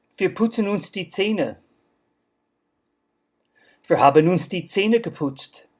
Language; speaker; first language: German; non-native, fluent; English